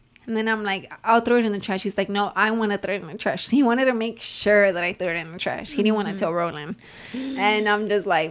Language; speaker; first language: English; early bilingual, other home language; Spanish